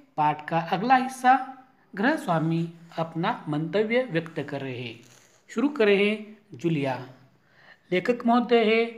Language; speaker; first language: Hindi; non-native, local second language; Marathi